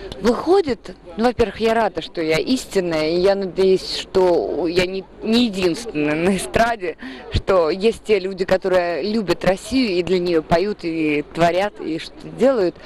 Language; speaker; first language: Russian; native; Russian